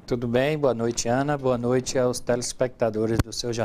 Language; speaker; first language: Portuguese; native; Portuguese